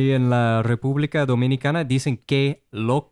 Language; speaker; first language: Spanish; non-native, fluent; English